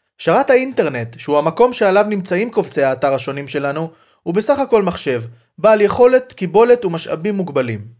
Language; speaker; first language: Hebrew; native; Hebrew